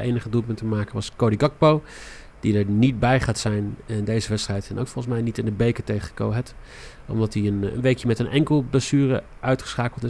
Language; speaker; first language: Dutch; native; Dutch